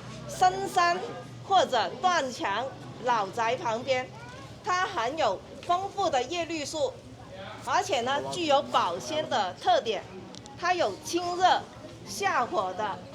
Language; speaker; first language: Chinese; native; Chinese